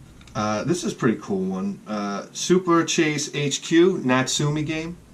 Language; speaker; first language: English; native; English